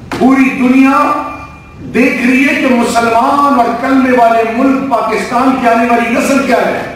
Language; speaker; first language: Urdu; non-native, local second language; Pashto